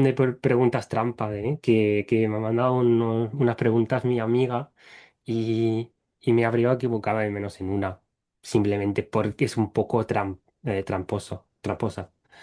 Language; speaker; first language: Spanish; non-native, fluent; English